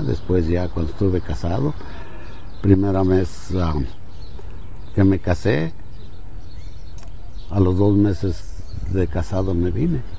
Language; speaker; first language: Spanish; native; Spanish